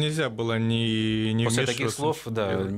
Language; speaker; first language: Russian; native; Russian